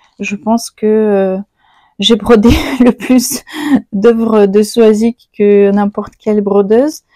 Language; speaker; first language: French; non-native, fluent; Ukrainian